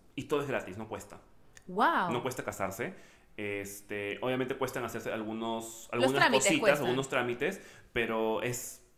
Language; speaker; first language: Spanish; native; Spanish